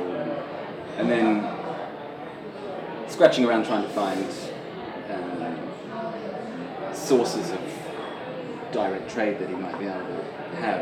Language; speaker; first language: English; native; English